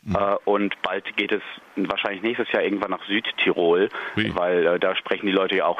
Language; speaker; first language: German; native; German